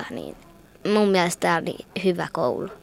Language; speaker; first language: Finnish; early bilingual, heritage; Finnish